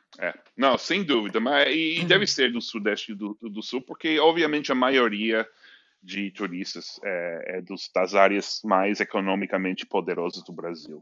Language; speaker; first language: Portuguese; non-native, fluent; English